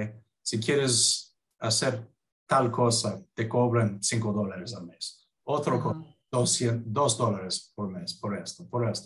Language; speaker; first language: Spanish; non-native, fluent; English